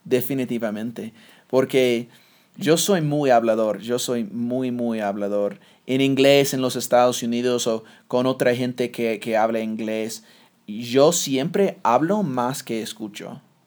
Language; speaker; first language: Spanish; non-native, fluent; English